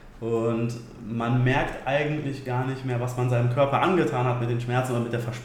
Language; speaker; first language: German; native; German